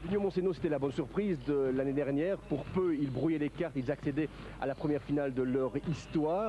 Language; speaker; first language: French; native; French